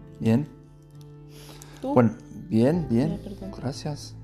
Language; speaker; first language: Spanish; non-native, learner; German